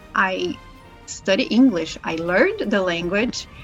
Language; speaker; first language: English; non-native, fluent; Portuguese